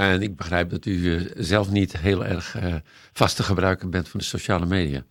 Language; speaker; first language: Dutch; native; Dutch